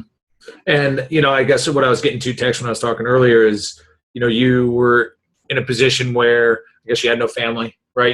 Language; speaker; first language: English; native; English